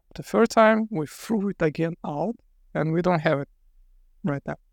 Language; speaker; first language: English; non-native, fluent; Lithuanian